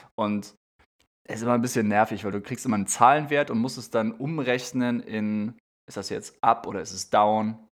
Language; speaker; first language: German; native; German